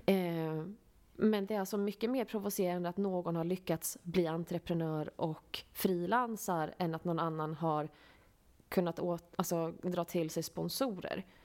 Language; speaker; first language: Swedish; native; Swedish